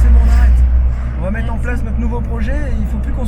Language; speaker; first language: French; native; French